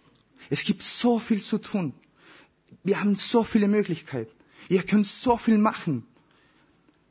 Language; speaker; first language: German; non-native, learner; Spanish